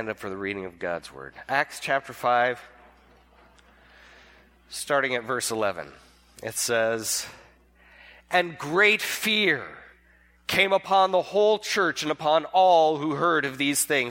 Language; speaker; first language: English; native; English